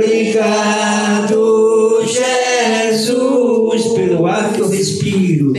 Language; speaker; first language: Portuguese; native; Portuguese